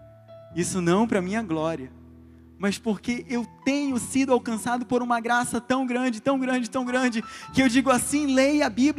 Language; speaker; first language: Portuguese; native; Portuguese